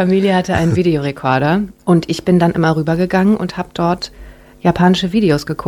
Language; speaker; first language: German; native; German